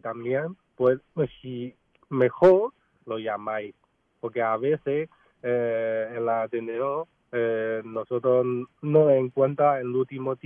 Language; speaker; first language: Spanish; non-native, learner; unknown